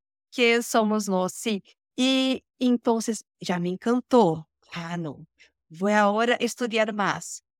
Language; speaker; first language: Spanish; non-native, learner; Portuguese